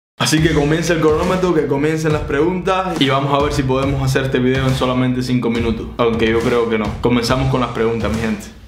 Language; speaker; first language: Spanish; native; Spanish